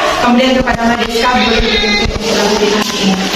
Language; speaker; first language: Indonesian; native; Indonesian